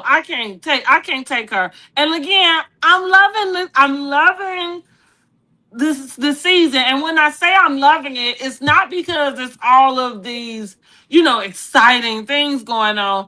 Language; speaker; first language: English; native; English